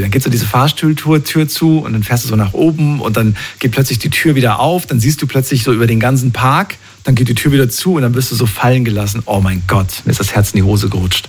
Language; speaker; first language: German; native; German